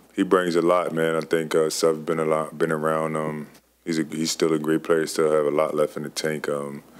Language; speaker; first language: English; native; English